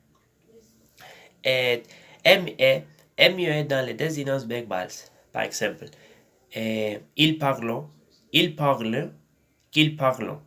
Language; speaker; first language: French; non-native, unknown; Spanish